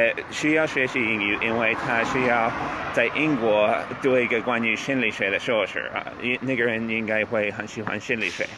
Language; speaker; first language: Chinese; non-native, fluent; English